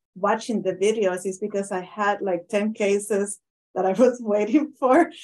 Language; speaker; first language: English; non-native, fluent; Spanish